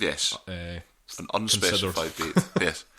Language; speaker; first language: English; native; English